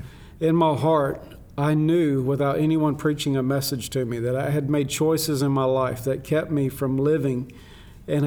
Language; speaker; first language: English; native; English